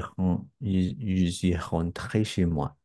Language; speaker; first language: French; non-native, learner; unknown